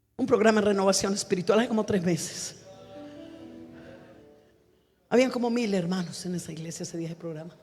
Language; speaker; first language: Spanish; native; Spanish